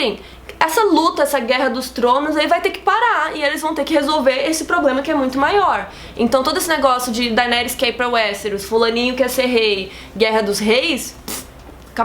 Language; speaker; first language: Portuguese; native; Portuguese